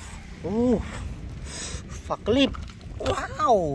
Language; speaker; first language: English; non-native, learner; Indonesian